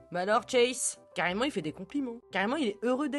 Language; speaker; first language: French; native; French